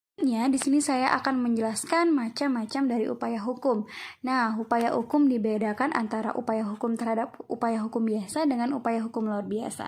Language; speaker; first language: Indonesian; native; Indonesian